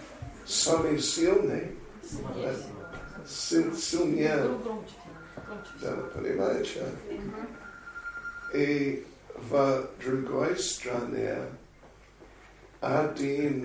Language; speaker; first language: Russian; non-native, learner; English